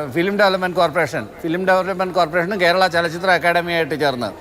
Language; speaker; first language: Malayalam; native; Malayalam